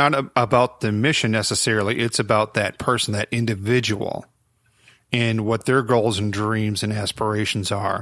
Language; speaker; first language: English; native; English